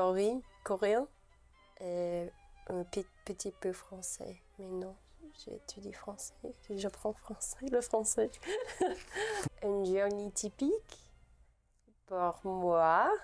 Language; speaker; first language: French; non-native, learner; English